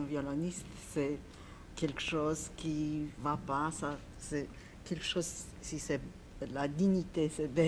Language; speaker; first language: French; non-native, fluent; Polish